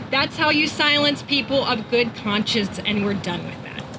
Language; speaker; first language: English; native; English